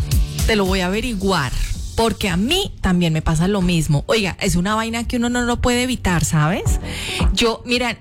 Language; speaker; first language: Spanish; native; Spanish